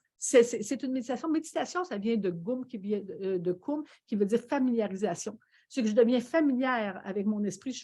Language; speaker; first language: French; native; French